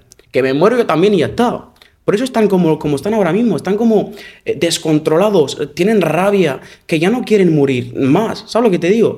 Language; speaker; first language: Spanish; non-native, fluent; Arabic